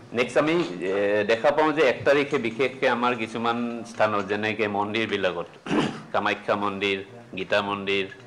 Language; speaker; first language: Assamese; native; Assamese